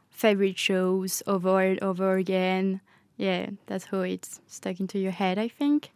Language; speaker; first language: English; non-native, fluent; French